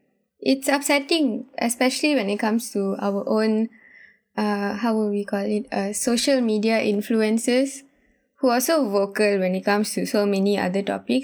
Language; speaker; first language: English; non-native, local second language; Tamil